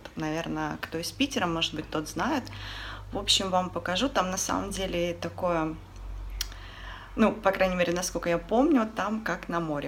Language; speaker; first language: Russian; native; Russian